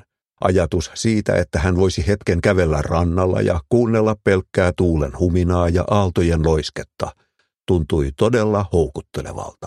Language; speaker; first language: Finnish; native; Finnish